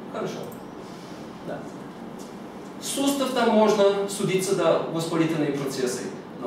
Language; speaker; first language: Russian; non-native, fluent; Bulgarian